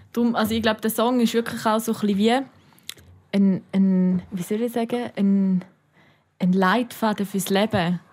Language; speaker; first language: German; native; German